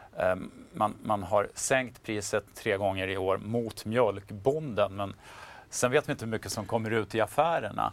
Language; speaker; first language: Swedish; native; Swedish